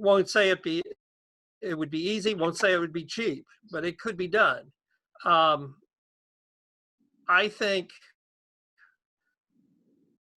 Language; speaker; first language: English; native; English